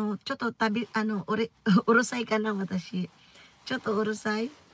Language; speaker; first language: Japanese; non-native, fluent; Filipino